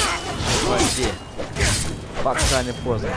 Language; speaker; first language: Russian; non-native, local second language; Romanian